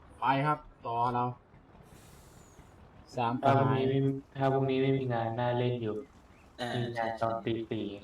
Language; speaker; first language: Thai; native; Thai